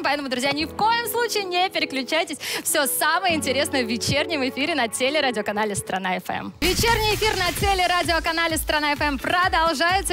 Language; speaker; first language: Russian; native; Russian